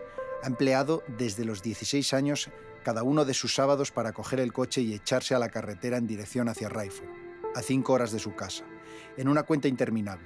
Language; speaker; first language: Spanish; native; Spanish